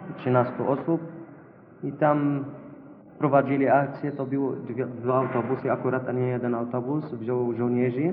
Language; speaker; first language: Polish; non-native, fluent; Arabic